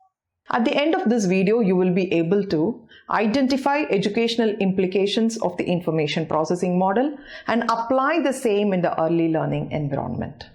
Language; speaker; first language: English; non-native, local second language; Tamil